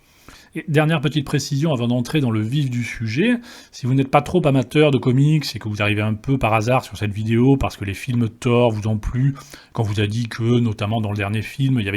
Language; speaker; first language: French; native; French